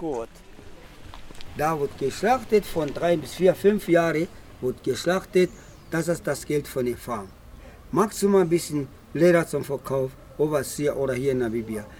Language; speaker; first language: German; non-native, local second language; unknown